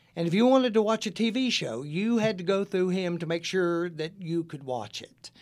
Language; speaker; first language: English; native; English